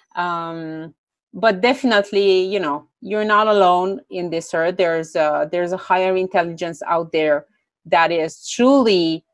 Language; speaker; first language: English; non-native, fluent; Romanian